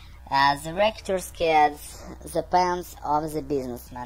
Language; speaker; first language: English; non-native, fluent; Russian